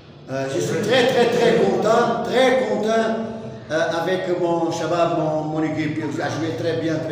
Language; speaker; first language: French; non-native, learner; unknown